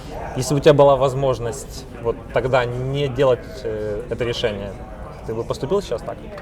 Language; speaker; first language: Russian; native; Russian